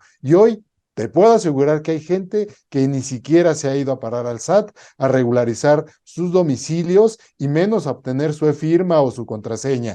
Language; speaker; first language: Spanish; native; Spanish